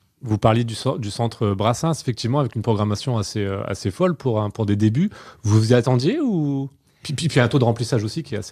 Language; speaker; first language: French; native; French